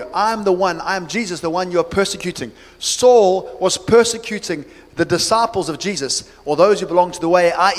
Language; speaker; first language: English; native; English